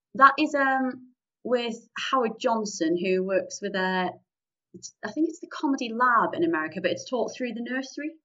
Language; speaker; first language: English; native; English